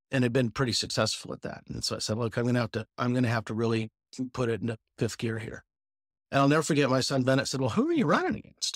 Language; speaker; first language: English; native; English